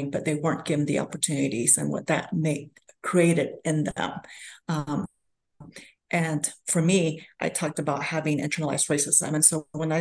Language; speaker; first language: English; early bilingual, other home language; Spanish